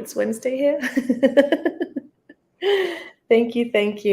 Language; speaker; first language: English; native; English